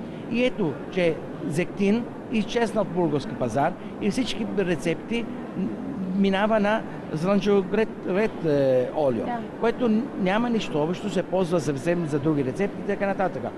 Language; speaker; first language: Bulgarian; non-native, fluent; Italian